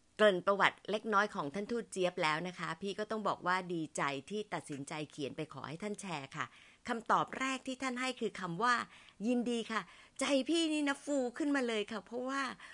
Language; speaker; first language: Thai; native; Thai